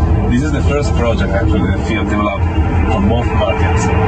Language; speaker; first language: English; non-native, fluent; Italian